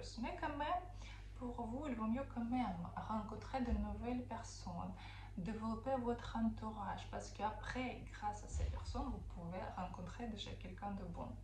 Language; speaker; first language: French; non-native, fluent; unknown